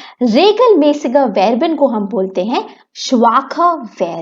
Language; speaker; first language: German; non-native, fluent; Hindi